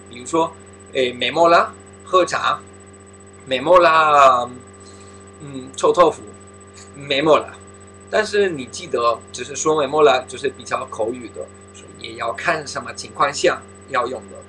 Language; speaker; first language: Chinese; non-native, fluent; Spanish